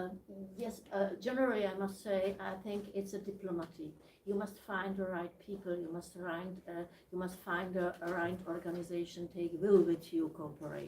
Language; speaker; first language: English; non-native, learner; Czech